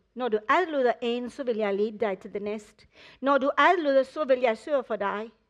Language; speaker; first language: Danish; non-native, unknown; English